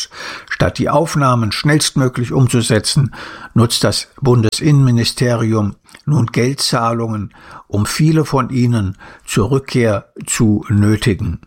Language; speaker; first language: German; native; German